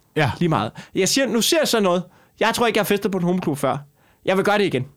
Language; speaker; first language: Danish; native; Danish